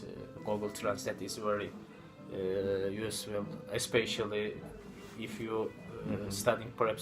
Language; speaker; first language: English; non-native, learner; Turkish